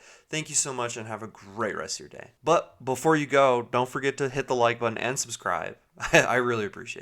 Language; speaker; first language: English; native; English